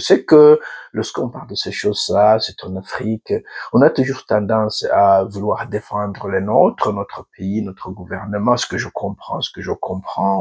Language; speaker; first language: French; non-native, local second language; Rundi